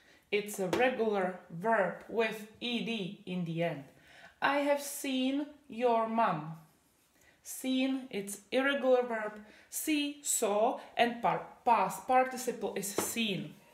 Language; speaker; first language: English; non-native, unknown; Czech